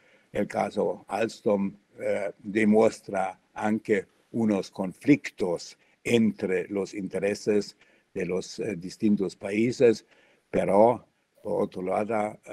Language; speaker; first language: Spanish; non-native, fluent; German